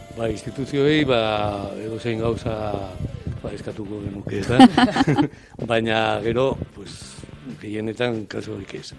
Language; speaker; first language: Basque; non-native, local second language; Spanish